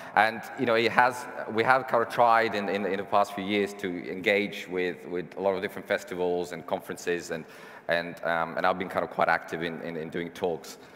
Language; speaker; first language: English; non-native, fluent; Serbian